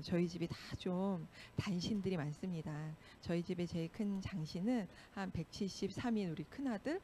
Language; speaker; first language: Korean; native; Korean